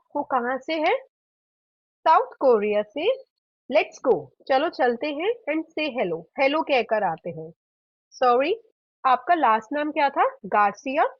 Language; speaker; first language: Hindi; native; Hindi